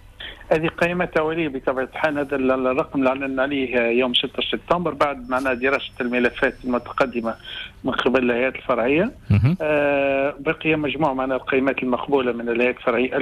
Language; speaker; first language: Arabic; native; Arabic